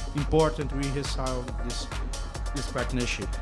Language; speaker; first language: English; non-native, learner; Portuguese